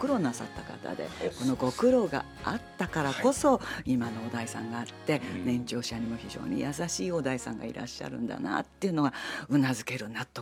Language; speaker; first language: Japanese; native; Japanese